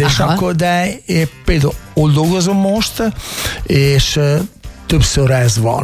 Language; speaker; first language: Hungarian; non-native, learner; Italian